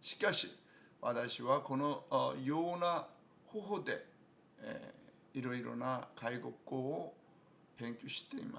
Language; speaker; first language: Japanese; non-native, fluent; Korean